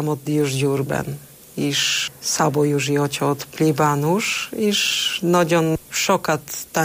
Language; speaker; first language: Hungarian; non-native, fluent; Polish